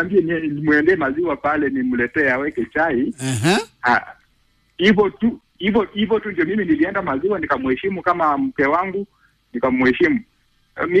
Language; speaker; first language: Swahili; non-native, local second language; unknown